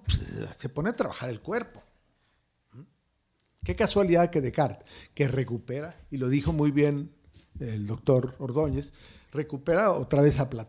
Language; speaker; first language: Spanish; native; Spanish